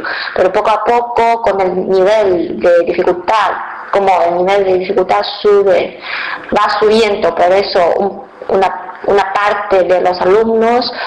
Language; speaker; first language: Spanish; non-native, fluent; Chinese